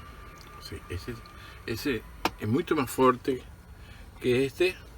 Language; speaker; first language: Portuguese; non-native, fluent; Spanish